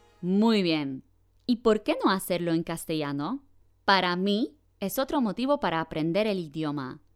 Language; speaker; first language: Spanish; non-native, fluent; Polish